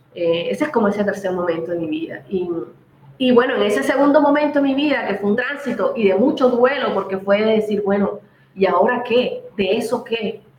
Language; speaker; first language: Spanish; native; Spanish